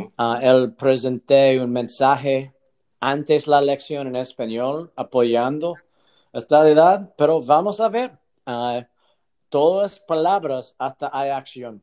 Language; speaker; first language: Spanish; non-native, learner; English